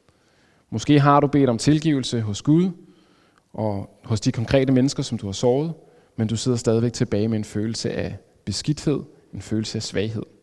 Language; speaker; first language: Danish; native; Danish